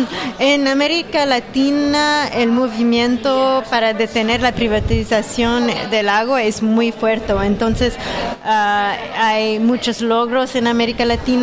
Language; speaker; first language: Spanish; non-native, fluent; French